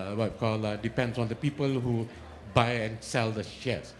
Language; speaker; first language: English; non-native, local second language; Malay